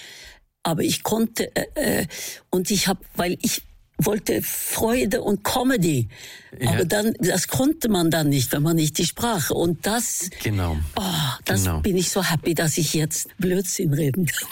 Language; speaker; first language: German; non-native, fluent; Norwegian